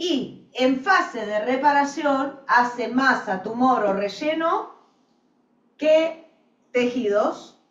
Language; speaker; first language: Spanish; native; Spanish